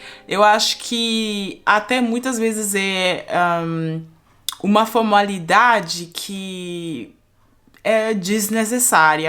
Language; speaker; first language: Portuguese; non-native, fluent; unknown